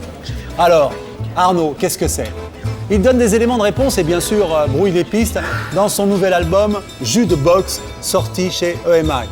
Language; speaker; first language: French; native; French